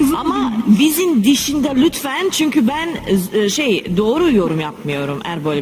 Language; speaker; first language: Turkish; non-native, learner; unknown